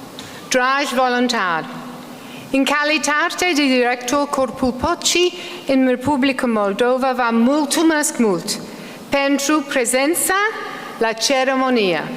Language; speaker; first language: Romanian; non-native, learner; English